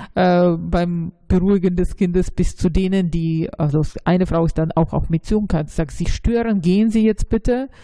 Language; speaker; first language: German; early bilingual, other home language; Russian